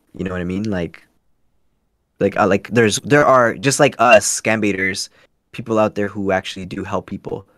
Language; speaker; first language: English; early bilingual, other home language; Spanish